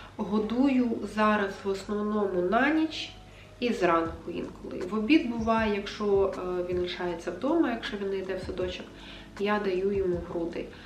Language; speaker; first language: Ukrainian; non-native, local second language; Russian